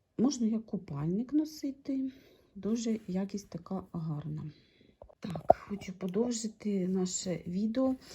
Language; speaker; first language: Ukrainian; non-native, local second language; Russian